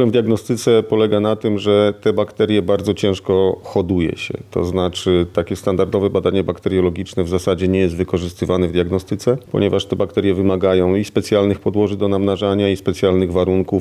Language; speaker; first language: Polish; native; Polish